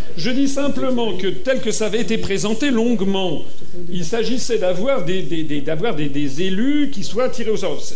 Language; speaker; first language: French; native; French